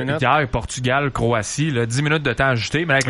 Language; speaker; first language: French; native; French